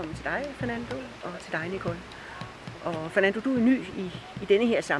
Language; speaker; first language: Danish; native; Danish